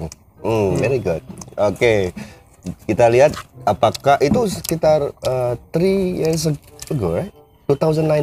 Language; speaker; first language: Indonesian; native; Indonesian